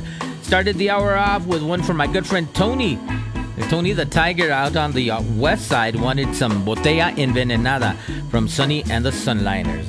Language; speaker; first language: English; native; English